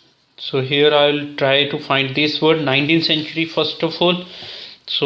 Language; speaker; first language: English; non-native, local second language; Hindi